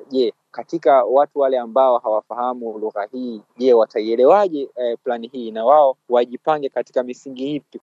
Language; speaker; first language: Swahili; native; Swahili